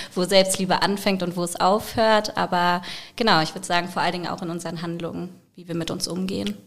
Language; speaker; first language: German; native; German